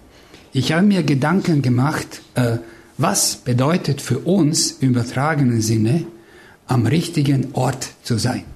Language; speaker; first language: German; non-native, fluent; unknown